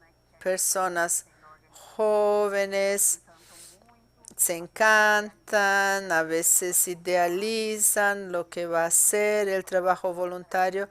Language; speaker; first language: Spanish; non-native, fluent; Portuguese